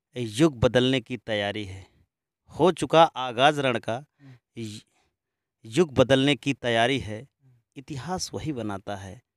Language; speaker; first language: Hindi; native; Hindi